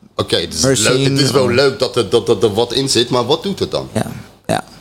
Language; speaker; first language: Dutch; non-native, fluent; English